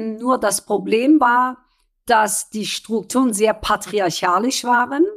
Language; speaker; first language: German; early bilingual, other home language; Kurdish